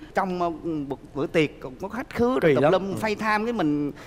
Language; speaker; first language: Vietnamese; native; Vietnamese